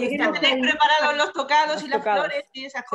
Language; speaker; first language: Spanish; native; Spanish